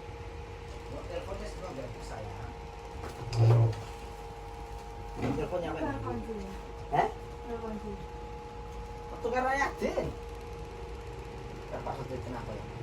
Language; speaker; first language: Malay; non-native, local second language; Javanese